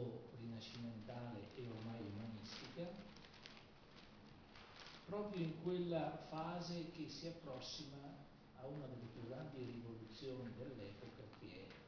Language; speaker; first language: Italian; native; Italian